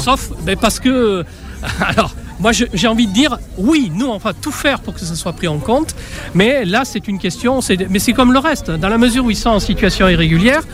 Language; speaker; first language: French; native; French